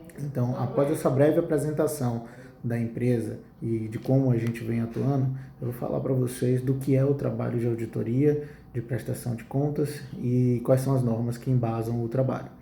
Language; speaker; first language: Portuguese; native; Portuguese